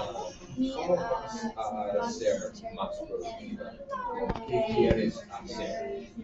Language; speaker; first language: Spanish; non-native, learner; English